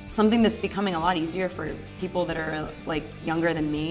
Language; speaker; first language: English; native; English